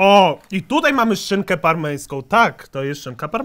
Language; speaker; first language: Polish; native; Polish